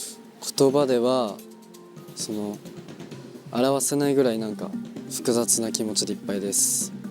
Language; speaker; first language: Japanese; native; Japanese